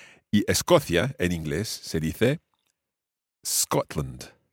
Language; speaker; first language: Spanish; non-native, fluent; English